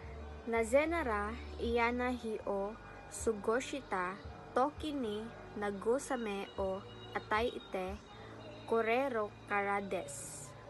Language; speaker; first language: Japanese; non-native, learner; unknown